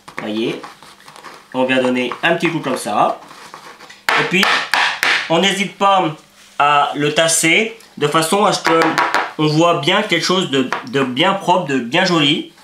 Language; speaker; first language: French; native; French